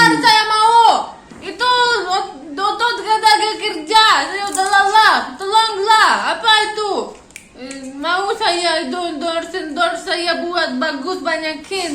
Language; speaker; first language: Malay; non-native, learner; Russian